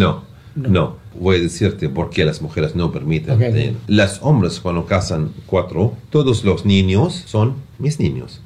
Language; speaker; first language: Spanish; non-native, learner; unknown